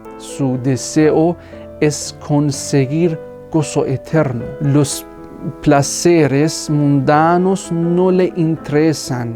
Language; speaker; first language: Spanish; non-native, fluent; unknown